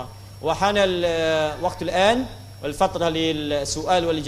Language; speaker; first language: Arabic; non-native, fluent; Indonesian